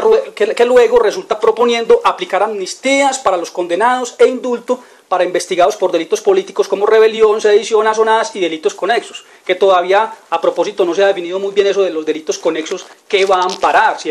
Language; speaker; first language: Spanish; native; Spanish